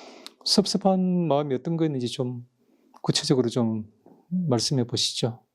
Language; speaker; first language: Korean; native; Korean